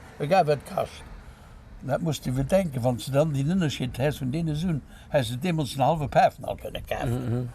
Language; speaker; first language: Luxembourgish; native; Luxembourgish